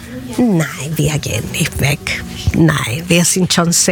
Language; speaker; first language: German; non-native, fluent; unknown